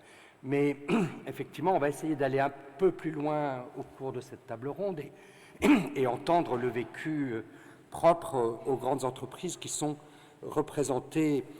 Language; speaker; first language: French; native; French